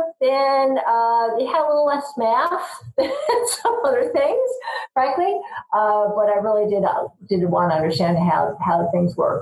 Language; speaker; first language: English; native; English